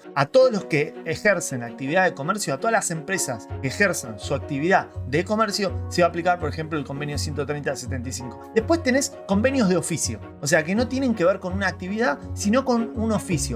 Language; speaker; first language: Spanish; native; Spanish